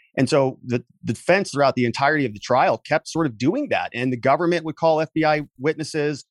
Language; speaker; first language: English; native; English